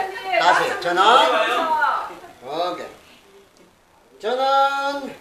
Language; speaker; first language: Korean; non-native, learner; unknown